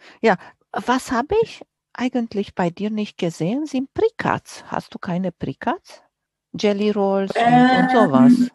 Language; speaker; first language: German; non-native, fluent; Romanian